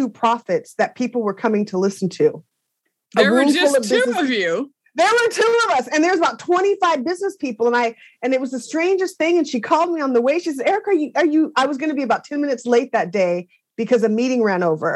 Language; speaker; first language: English; native; English